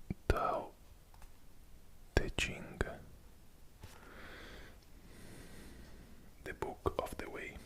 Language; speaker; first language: English; non-native, fluent; Italian